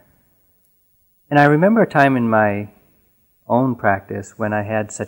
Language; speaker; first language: English; native; English